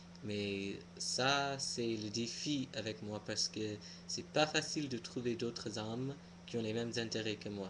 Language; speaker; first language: French; non-native, fluent; English